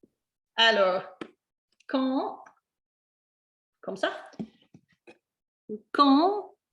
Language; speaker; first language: French; non-native, fluent; English